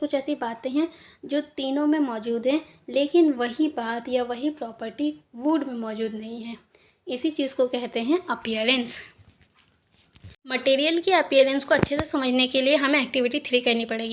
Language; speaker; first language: Hindi; native; Hindi